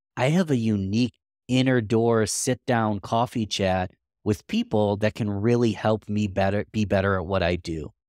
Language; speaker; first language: English; native; English